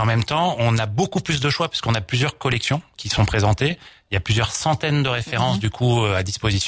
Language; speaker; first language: French; native; French